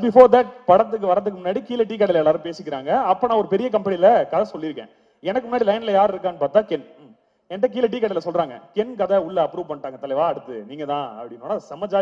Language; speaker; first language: Tamil; native; Tamil